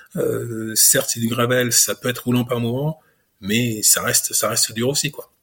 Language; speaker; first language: French; native; French